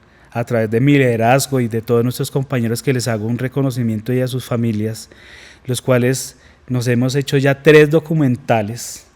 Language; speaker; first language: Spanish; native; Spanish